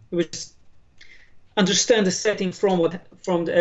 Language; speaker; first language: English; non-native, fluent; Hebrew